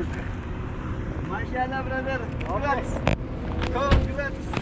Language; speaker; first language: English; non-native, learner; Filipino